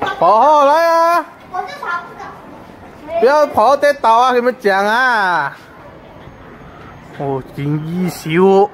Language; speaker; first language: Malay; non-native, local second language; Chinese